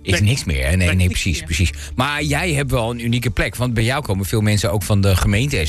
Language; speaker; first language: Dutch; native; Dutch